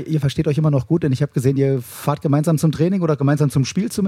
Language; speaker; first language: German; native; German